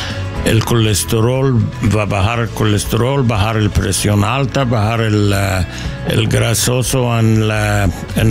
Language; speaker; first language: Spanish; non-native, learner; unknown